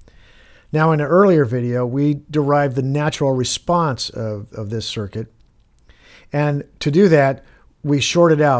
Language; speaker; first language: English; native; English